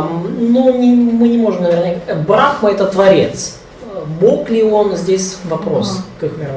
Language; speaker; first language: Russian; native; Russian